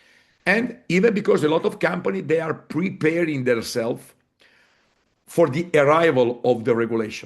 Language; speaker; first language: English; non-native, fluent; Italian